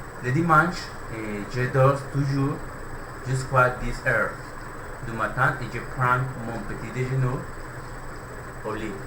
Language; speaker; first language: French; non-native, learner; Spanish